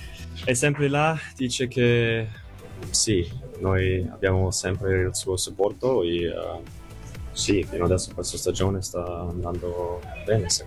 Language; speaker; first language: Italian; non-native, fluent; English